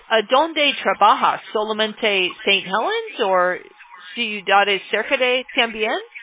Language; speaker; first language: Spanish; non-native, learner; English